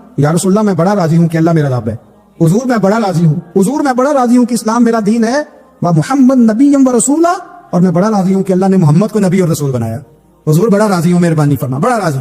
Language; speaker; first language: Urdu; non-native, local second language; Punjabi